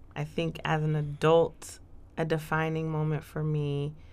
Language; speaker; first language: English; native; English